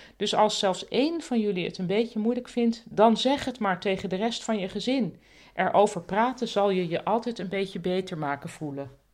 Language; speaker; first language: Dutch; native; Dutch